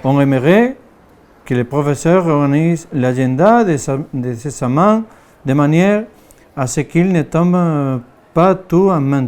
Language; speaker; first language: French; non-native, fluent; Spanish